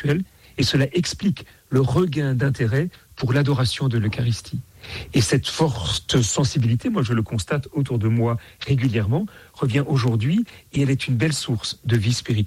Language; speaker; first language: French; native; French